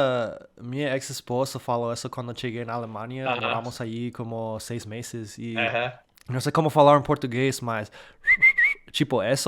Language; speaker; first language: Portuguese; non-native, fluent; English